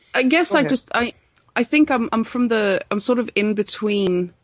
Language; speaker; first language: English; non-native, fluent; Swedish